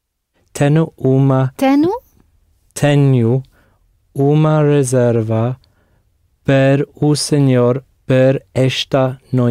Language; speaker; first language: Portuguese; non-native, learner; English